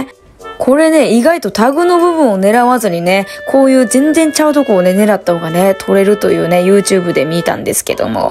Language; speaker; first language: Japanese; native; Japanese